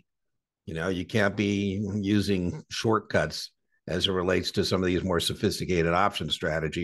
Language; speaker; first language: English; native; English